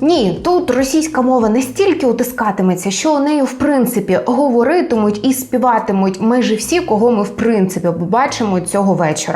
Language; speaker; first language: Ukrainian; native; Ukrainian